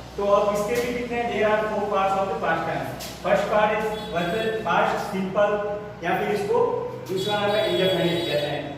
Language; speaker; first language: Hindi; native; Hindi